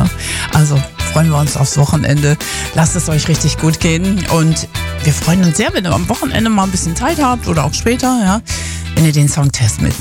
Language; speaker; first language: German; native; German